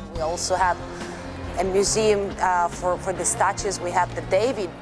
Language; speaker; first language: English; non-native, fluent; Italian